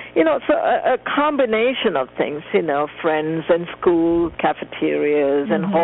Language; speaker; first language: English; non-native, local second language; Tamil